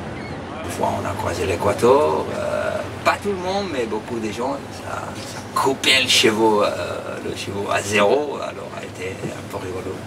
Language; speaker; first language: French; non-native, fluent; Spanish